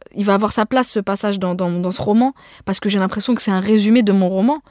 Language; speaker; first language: French; early bilingual, other home language; Arabic